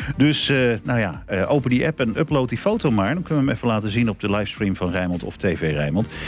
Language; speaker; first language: Dutch; native; Dutch